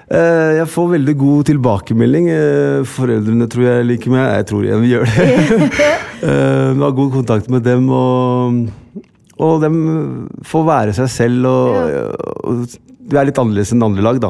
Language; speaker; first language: Norwegian; non-native, fluent; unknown